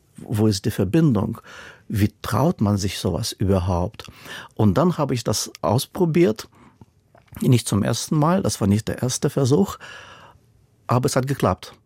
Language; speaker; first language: German; non-native, fluent; Russian